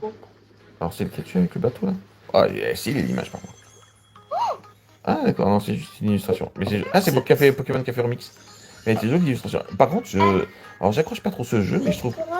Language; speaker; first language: French; native; French